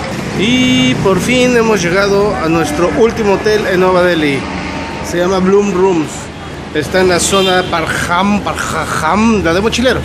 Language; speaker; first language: Spanish; native; Spanish